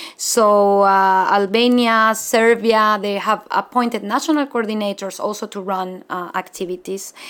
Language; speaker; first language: English; non-native, fluent; Spanish